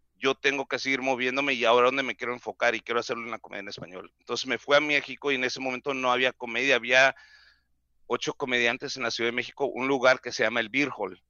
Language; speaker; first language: Spanish; native; Spanish